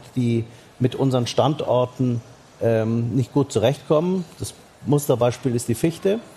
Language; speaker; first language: German; native; German